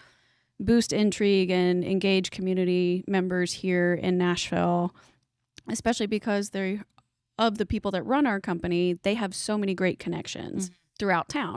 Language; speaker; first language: English; native; English